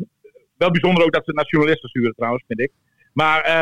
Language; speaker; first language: Dutch; native; Dutch